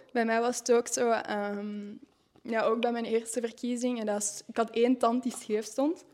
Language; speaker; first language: Dutch; non-native, local second language; French